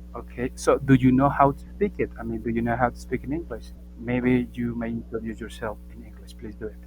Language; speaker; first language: English; non-native, fluent; Spanish